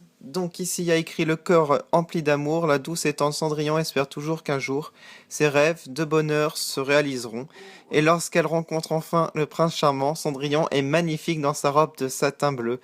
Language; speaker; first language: French; native; French